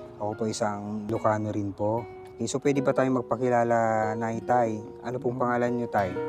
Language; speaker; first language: Filipino; non-native, local second language; Iloko